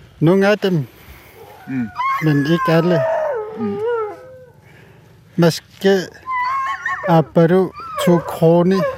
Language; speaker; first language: Danish; non-native, local second language; Kalaallisut